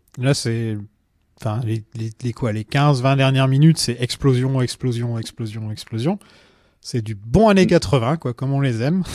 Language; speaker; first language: French; native; French